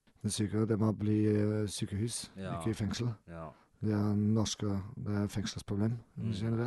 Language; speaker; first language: Norwegian; non-native, learner; German